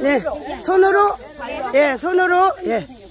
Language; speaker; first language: Korean; native; Korean